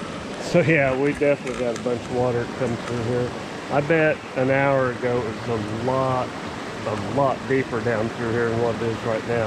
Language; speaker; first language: English; native; English